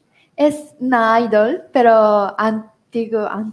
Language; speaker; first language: Spanish; non-native, learner; Japanese